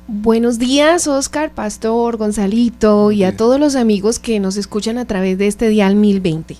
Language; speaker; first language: Spanish; native; Spanish